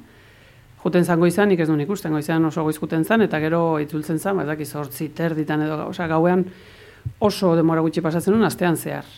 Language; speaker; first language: Basque; early bilingual, heritage; Spanish